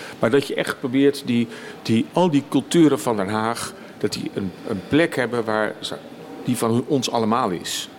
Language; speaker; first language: Dutch; native; Dutch